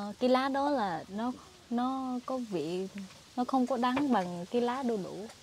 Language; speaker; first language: Vietnamese; non-native, local second language; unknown